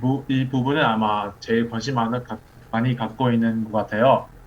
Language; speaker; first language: Korean; early bilingual, heritage; English